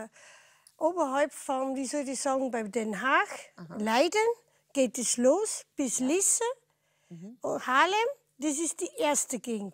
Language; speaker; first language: German; non-native, fluent; Dutch